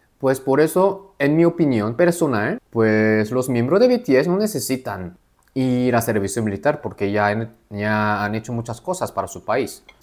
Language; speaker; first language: Spanish; non-native, fluent; Korean